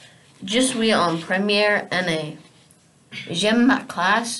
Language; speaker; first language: French; non-native, learner; English